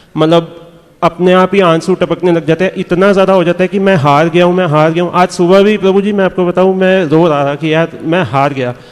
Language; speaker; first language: Hindi; native; Hindi